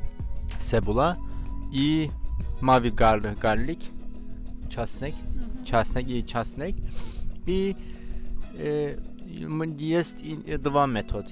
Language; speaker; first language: Polish; non-native, learner; Turkish